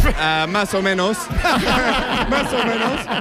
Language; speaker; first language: Spanish; non-native, learner; English